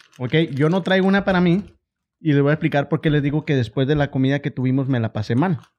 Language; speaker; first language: Spanish; native; Spanish